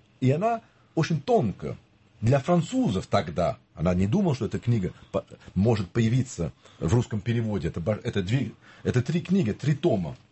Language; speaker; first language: Russian; non-native, fluent; French